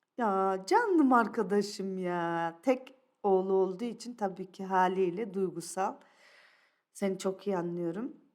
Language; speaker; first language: Turkish; early bilingual, other home language; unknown